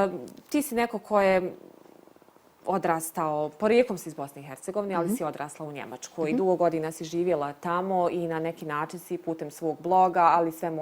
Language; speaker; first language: Bosnian; native; Bosnian